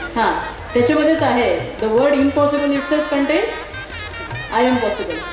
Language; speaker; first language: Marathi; non-native, fluent; Kannada